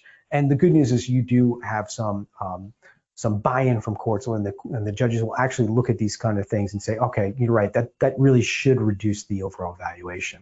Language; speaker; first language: English; native; English